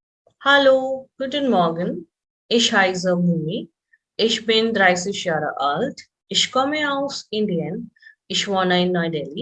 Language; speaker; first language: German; non-native, fluent; Hindi